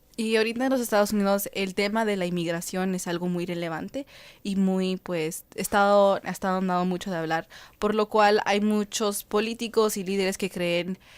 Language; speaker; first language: Spanish; early bilingual, heritage; Spanish